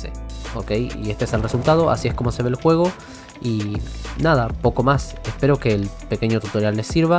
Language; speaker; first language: Spanish; native; Spanish